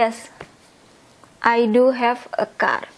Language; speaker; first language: English; non-native, fluent; Indonesian